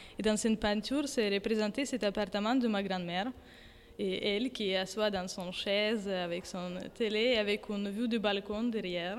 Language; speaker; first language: French; non-native, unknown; Ukrainian